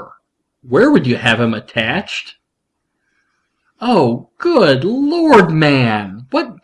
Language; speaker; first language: English; native; English